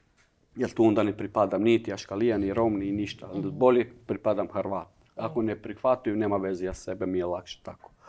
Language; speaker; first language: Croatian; non-native, learner; Albanian